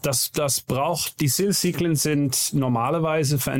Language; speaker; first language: German; non-native, learner; Dutch